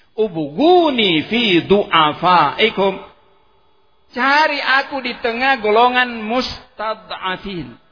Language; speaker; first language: Indonesian; native; Indonesian